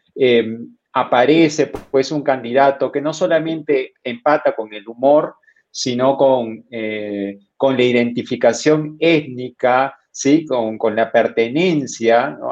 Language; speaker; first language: Spanish; native; Spanish